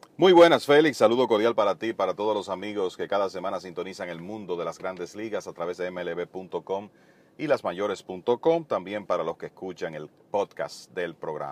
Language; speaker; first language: Spanish; native; Spanish